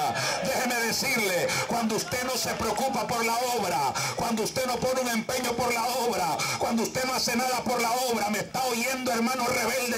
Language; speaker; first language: Spanish; native; Spanish